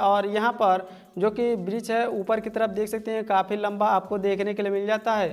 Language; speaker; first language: Hindi; native; Hindi